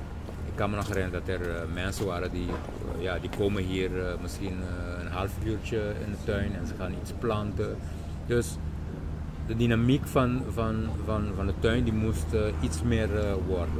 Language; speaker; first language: Dutch; non-native, local second language; Papiamento